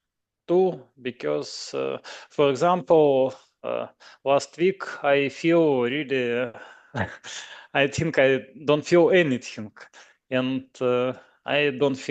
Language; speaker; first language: English; non-native, learner; Russian